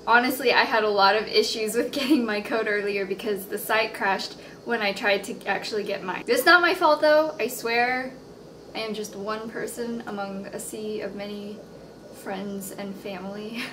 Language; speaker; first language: English; native; English